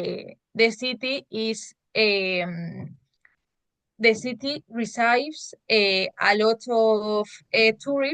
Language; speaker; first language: English; non-native, learner; Spanish